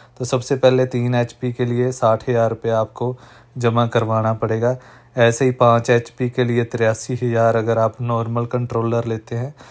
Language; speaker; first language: Hindi; non-native, local second language; Punjabi